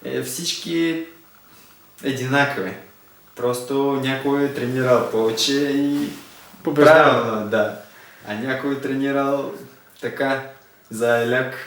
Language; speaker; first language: Bulgarian; non-native, learner; Russian